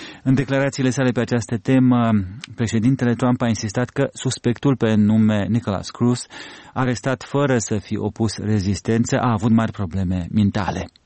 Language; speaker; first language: Romanian; native; Romanian